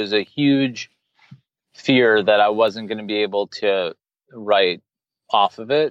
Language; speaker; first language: English; native; English